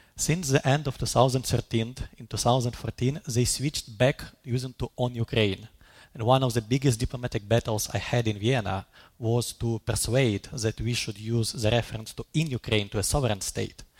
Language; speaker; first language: English; non-native, fluent; Russian